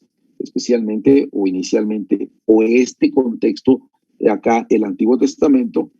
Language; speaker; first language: Spanish; native; Spanish